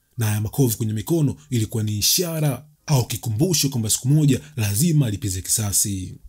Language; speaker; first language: Swahili; native; Swahili